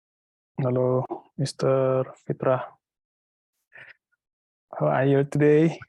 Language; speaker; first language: English; non-native, learner; Indonesian